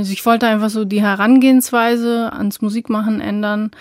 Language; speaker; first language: German; early bilingual, other home language; Romanian